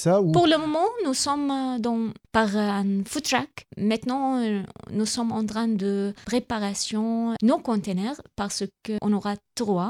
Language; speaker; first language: French; non-native, local second language; Arabic